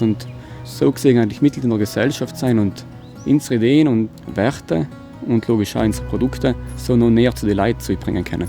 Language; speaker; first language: German; native; German